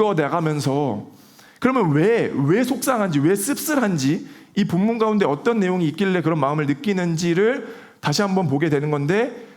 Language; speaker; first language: Korean; native; Korean